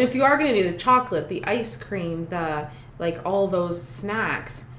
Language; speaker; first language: English; native; English